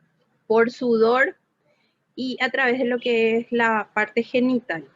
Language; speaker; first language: Spanish; native; Spanish